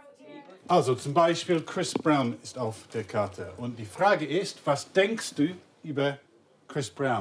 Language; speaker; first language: German; non-native, fluent; English